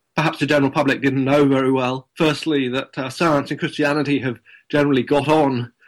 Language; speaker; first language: English; native; English